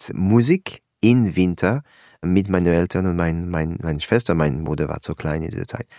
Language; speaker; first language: German; non-native, learner; French